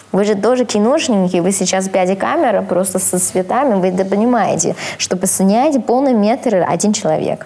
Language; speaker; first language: Russian; non-native, fluent; Chinese